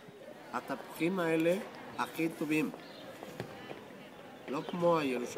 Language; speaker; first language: Hebrew; non-native, learner; Spanish